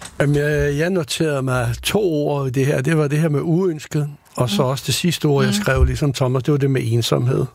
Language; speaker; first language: Danish; non-native, fluent; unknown